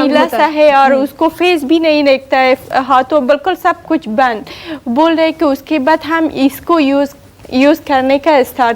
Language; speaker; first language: Hindi; non-native, learner; Persian